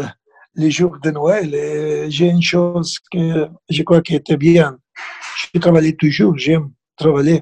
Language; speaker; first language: French; non-native, fluent; Spanish